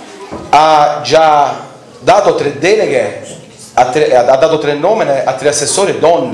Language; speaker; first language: Italian; native; Italian